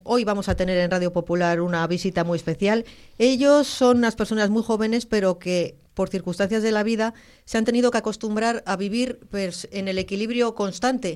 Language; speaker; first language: Spanish; native; Spanish